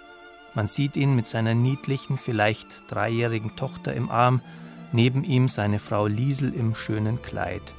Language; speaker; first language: German; native; German